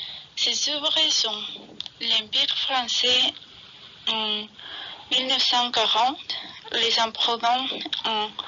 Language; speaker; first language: French; non-native, learner; Spanish